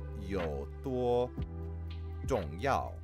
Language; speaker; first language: Chinese; non-native, learner; English